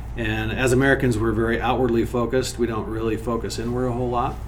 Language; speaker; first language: English; native; English